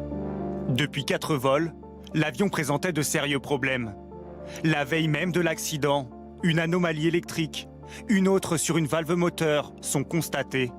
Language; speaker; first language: French; native; French